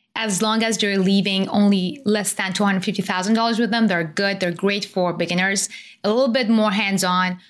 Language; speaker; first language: English; non-native, fluent; Persian